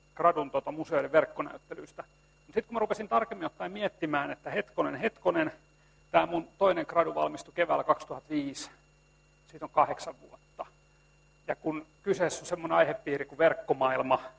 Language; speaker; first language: Finnish; native; Finnish